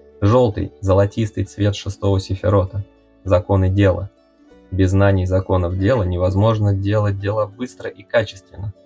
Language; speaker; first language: Russian; native; Russian